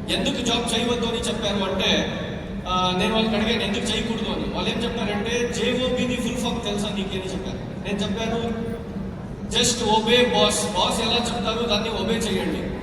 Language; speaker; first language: Telugu; non-native, local second language; Urdu